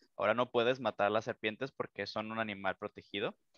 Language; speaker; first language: Spanish; native; Spanish